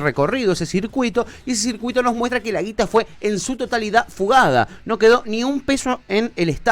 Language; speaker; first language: Spanish; native; Spanish